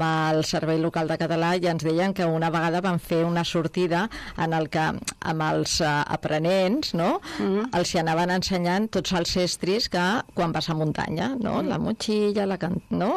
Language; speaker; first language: Catalan; native; Catalan